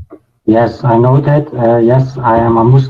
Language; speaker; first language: English; non-native, learner; Bosnian